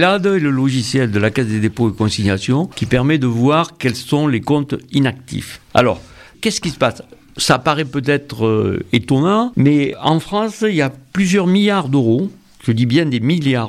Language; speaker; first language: French; native; French